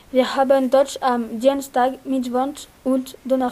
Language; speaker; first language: German; non-native, learner; French